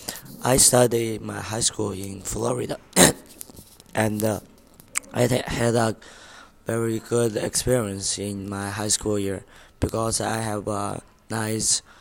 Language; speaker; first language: English; non-native, learner; Chinese